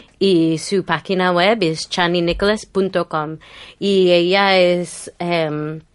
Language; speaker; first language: Spanish; non-native, fluent; English